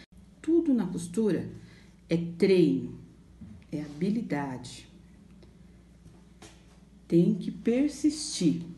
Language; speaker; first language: Portuguese; native; Portuguese